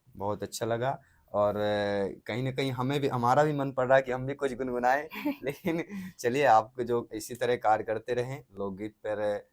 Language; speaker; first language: Hindi; native; Hindi